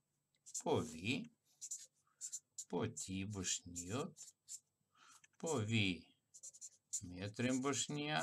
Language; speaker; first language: Hebrew; non-native, fluent; Russian